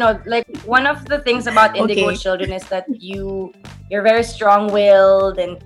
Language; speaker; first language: English; non-native, local second language; Filipino